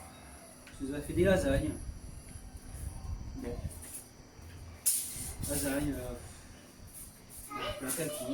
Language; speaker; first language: French; native; French